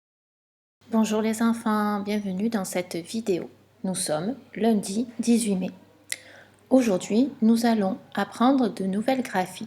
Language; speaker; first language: French; native; French